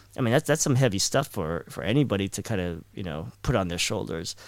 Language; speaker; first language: English; early bilingual, other home language; Filipino